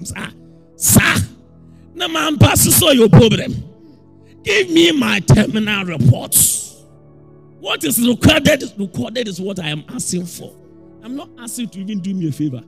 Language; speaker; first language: English; non-native, local second language; Akan